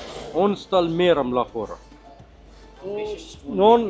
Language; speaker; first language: Russian; non-native, fluent; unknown